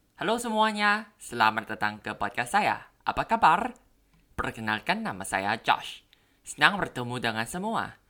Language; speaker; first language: Indonesian; non-native, learner; Thai